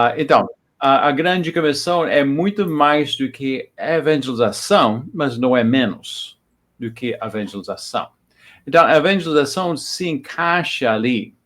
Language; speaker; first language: Portuguese; non-native, fluent; English